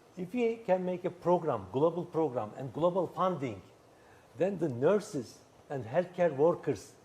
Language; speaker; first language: English; non-native, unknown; Turkish